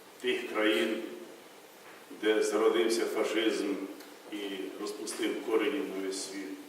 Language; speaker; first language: Ukrainian; native; Ukrainian